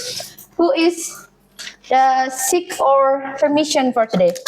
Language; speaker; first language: English; non-native, learner; Indonesian